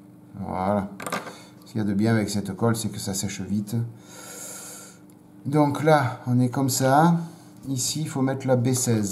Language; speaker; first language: French; native; French